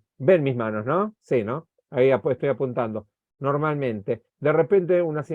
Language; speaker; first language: Spanish; native; Spanish